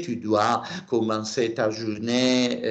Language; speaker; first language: French; non-native, learner; Italian